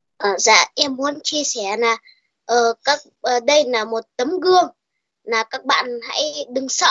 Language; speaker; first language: Vietnamese; early bilingual, heritage; Vietnamese